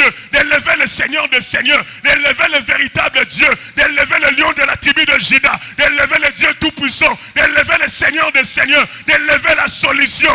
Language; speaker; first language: French; non-native, local second language; Lingala